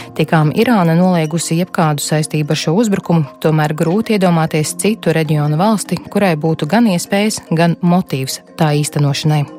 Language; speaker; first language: Latvian; native; Latvian